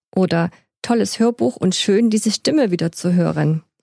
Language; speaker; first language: German; native; German